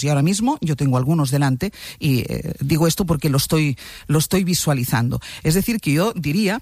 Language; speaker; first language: Spanish; native; Spanish